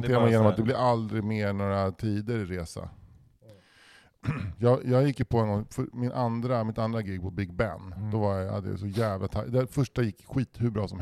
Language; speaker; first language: Swedish; native; Swedish